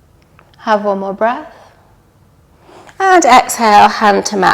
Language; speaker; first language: English; native; English